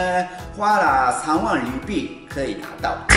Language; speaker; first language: Chinese; non-native, learner; Japanese